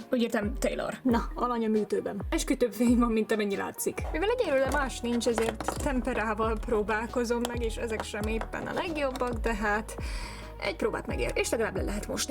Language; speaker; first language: Hungarian; native; Hungarian